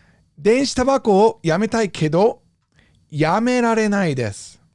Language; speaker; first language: Japanese; non-native, fluent; English